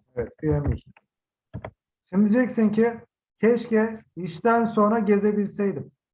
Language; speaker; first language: Turkish; native; Turkish